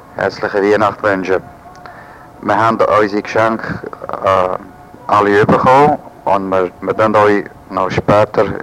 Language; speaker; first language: German; native; German